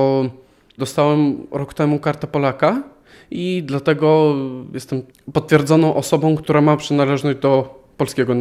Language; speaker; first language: Polish; non-native, local second language; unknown